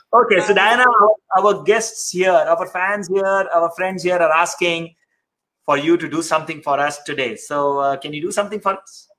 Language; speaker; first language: English; non-native, local second language; Hindi